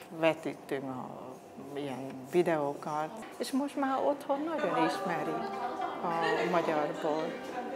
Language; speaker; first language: Hungarian; non-native, fluent; Vietnamese